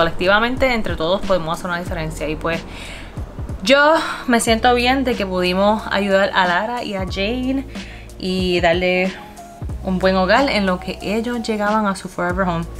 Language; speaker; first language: Spanish; native; Spanish